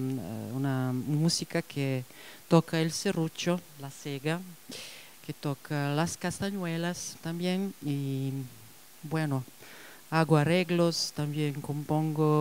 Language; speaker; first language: Spanish; non-native, fluent; Serbian